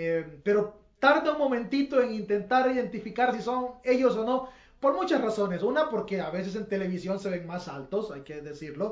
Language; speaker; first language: Spanish; native; Spanish